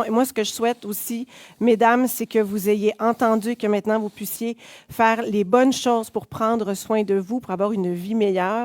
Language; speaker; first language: French; native; French